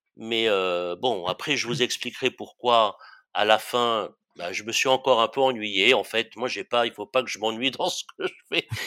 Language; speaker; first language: French; early bilingual, other home language; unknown